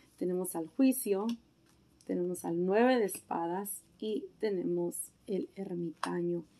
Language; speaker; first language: Spanish; early bilingual, heritage; Spanish